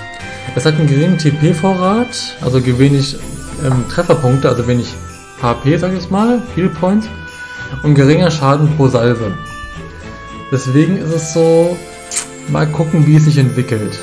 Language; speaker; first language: German; native; German